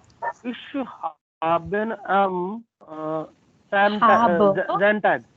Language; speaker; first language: German; non-native, learner; Hindi